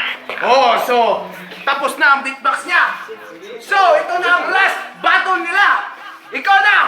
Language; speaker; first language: Filipino; non-native, local second language; Cebuano